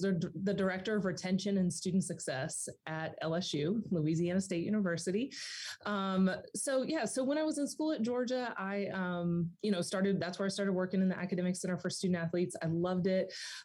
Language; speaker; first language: English; native; English